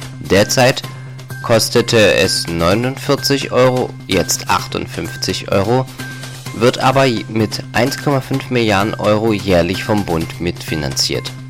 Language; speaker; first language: German; native; German